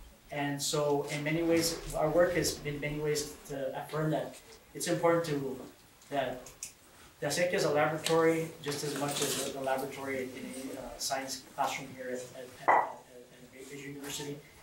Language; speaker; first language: English; early bilingual, other home language; Spanish